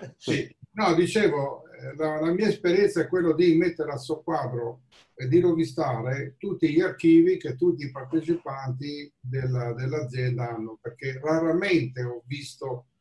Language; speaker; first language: Italian; native; Italian